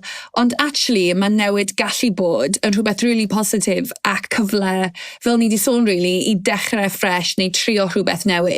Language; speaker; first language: Welsh; native; Welsh